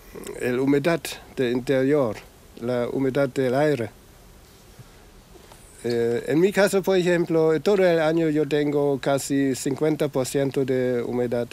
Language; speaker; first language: Spanish; non-native, fluent; German